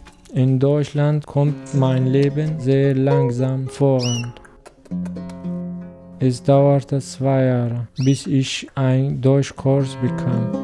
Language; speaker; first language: German; non-native, learner; Arabic